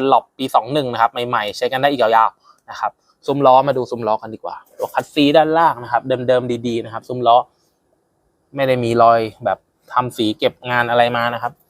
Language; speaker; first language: Thai; native; Thai